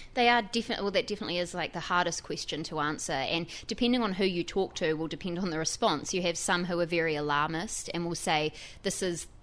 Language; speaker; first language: English; native; English